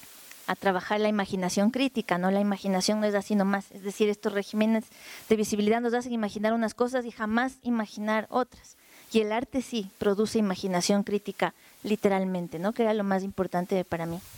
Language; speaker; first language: Spanish; native; Spanish